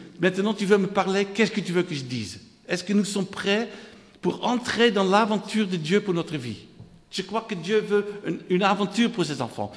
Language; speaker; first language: French; non-native, fluent; Dutch